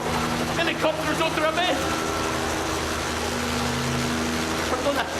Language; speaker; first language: Spanish; non-native, fluent; English